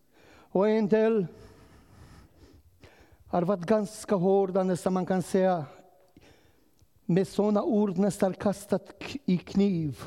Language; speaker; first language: Swedish; non-native, learner; Romanian